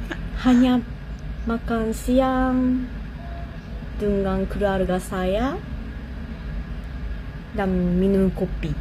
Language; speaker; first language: Indonesian; non-native, learner; Japanese